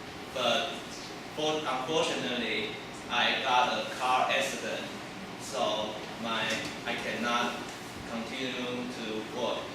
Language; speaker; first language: English; non-native, learner; Chinese